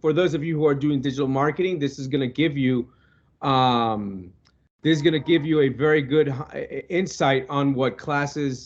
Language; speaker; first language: English; non-native, local second language; Spanish